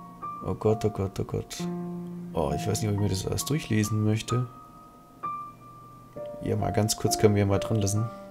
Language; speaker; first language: German; native; German